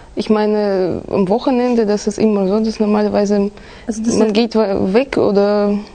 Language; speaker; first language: German; non-native, fluent; Russian